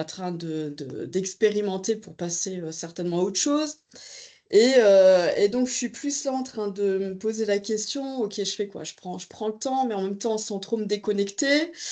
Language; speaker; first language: French; native; French